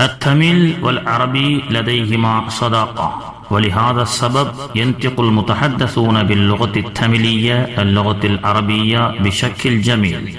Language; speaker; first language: Arabic; non-native, fluent; Tamil